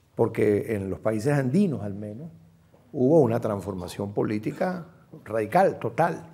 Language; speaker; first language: Spanish; native; Spanish